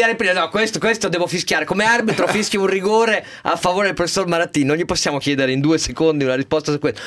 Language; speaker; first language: Italian; native; Italian